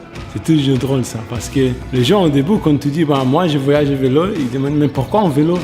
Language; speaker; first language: French; non-native, fluent; Portuguese